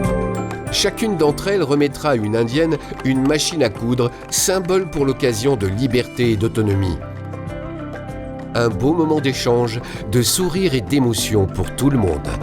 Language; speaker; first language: French; native; French